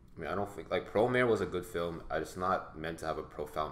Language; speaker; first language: English; native; English